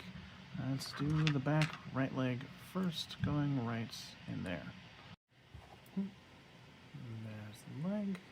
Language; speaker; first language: English; native; English